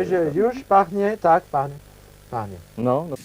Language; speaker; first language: Polish; non-native, learner; Chinese